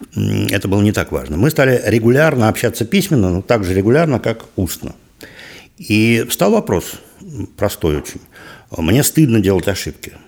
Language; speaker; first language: Russian; native; Russian